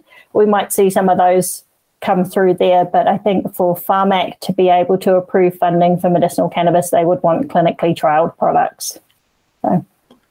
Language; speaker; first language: English; native; English